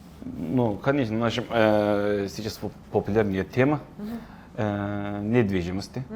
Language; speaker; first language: Russian; non-native, learner; Turkish